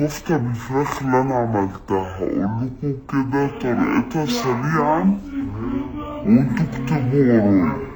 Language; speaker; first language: Arabic; native; Arabic